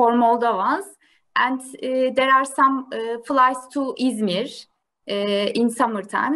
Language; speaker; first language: English; non-native, learner; Turkish